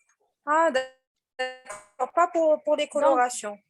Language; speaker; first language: French; non-native, local second language; Arabic